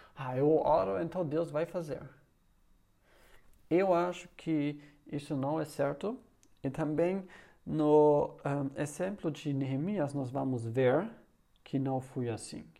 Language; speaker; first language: Portuguese; non-native, learner; German